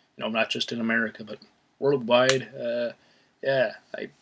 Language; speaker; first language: English; native; English